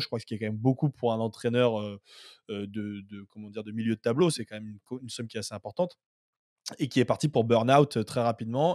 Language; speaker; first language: French; native; French